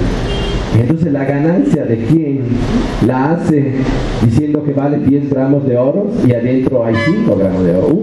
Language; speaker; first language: Spanish; non-native, fluent; Italian